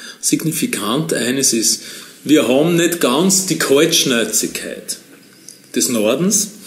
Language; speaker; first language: German; native; German